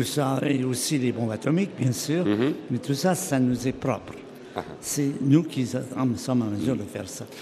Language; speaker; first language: French; native; French